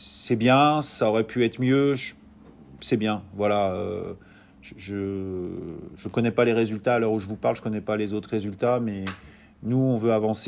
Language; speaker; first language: French; native; French